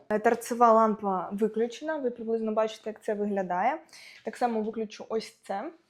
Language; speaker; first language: Ukrainian; non-native, local second language; Russian